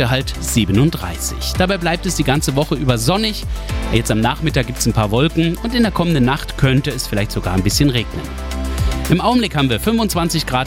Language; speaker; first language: German; native; German